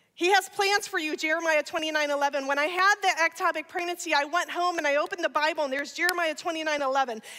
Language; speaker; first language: English; native; English